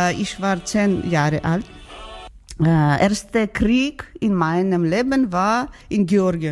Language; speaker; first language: German; non-native, learner; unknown